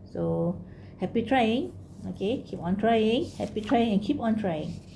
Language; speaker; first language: English; non-native, local second language; Malay